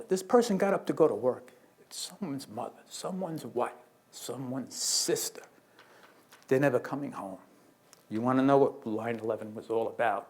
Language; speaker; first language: English; native; English